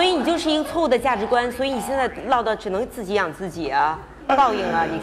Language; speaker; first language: Chinese; native; Chinese